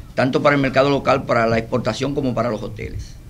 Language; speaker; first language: Spanish; native; Spanish